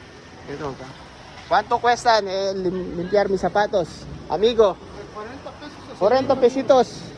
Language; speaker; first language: Spanish; non-native, learner; Filipino